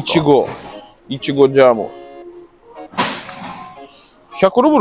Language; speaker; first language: Japanese; non-native, learner; Russian